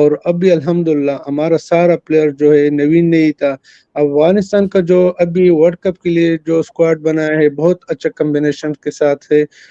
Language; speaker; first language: Hindi; non-native, fluent; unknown